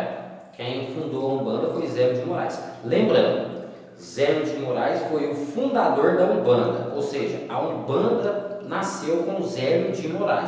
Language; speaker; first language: Portuguese; native; Portuguese